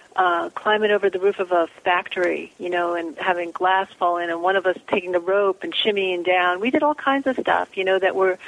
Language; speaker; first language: English; native; English